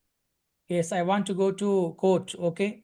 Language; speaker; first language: English; non-native, local second language; Telugu